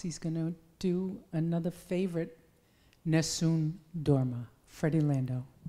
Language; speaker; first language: English; native; English